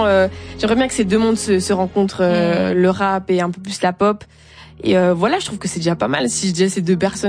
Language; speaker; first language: French; native; French